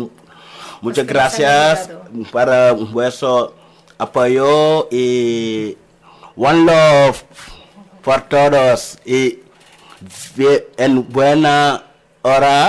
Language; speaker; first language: Spanish; non-native, learner; Wolof